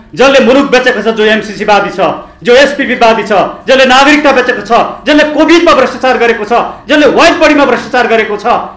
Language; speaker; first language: Nepali; native; Nepali